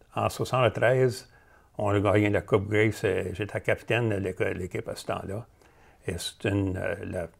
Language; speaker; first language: French; native; French